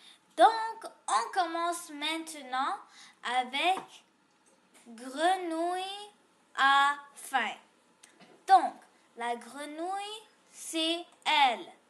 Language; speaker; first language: French; non-native, local second language; English